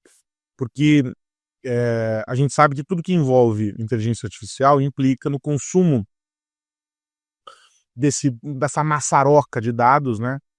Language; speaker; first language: Portuguese; native; Portuguese